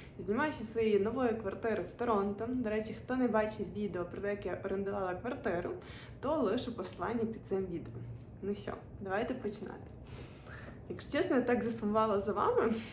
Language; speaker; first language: Ukrainian; non-native, local second language; Russian